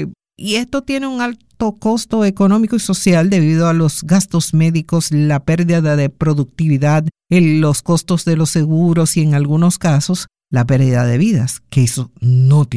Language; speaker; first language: Spanish; native; Spanish